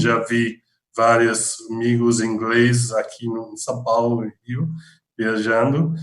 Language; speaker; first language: Portuguese; non-native, fluent; English